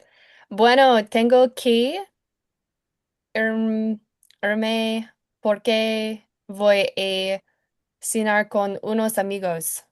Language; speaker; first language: Spanish; non-native, learner; English